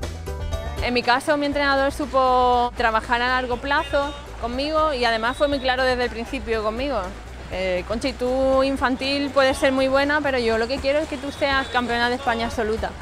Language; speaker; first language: Spanish; native; Spanish